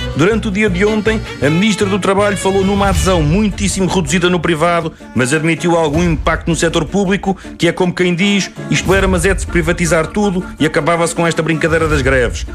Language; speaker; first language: Portuguese; native; Portuguese